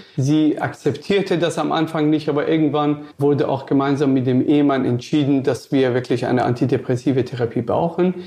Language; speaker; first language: German; non-native, fluent; Persian